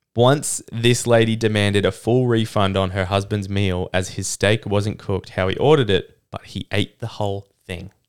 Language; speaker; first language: English; native; English